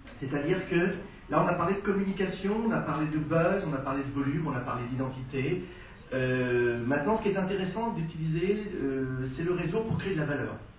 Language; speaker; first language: French; native; French